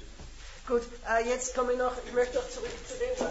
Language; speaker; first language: German; native; German